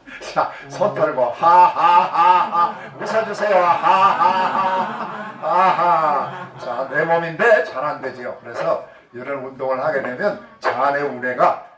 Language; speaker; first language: Korean; native; Korean